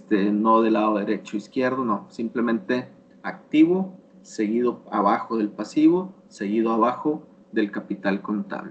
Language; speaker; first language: Spanish; native; Spanish